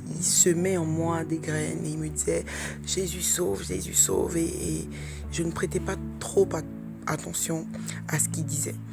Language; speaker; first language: French; early bilingual, other home language; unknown